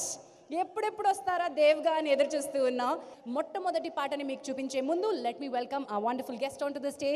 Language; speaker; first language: Telugu; native; Telugu